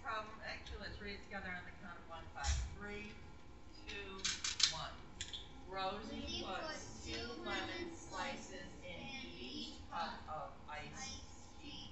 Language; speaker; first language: English; native; English